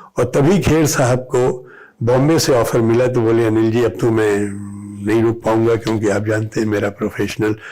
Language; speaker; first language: Hindi; native; Hindi